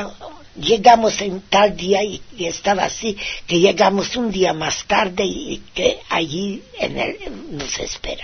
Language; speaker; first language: Spanish; non-native, fluent; Hungarian